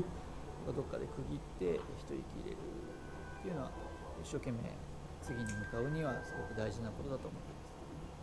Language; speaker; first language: Japanese; native; Japanese